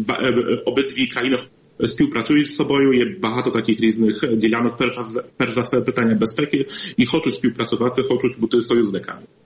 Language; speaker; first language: Polish; non-native, learner; Ukrainian